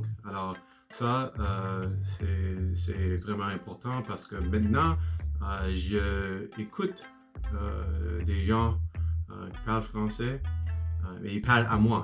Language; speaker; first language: French; non-native, learner; English